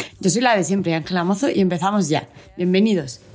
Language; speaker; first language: Spanish; native; Spanish